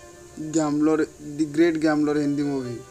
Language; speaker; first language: Hindi; non-native, local second language; Odia